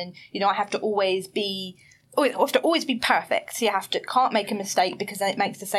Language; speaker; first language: English; native; English